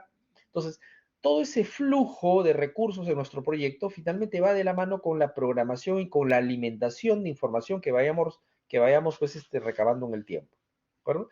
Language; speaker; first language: Spanish; native; Spanish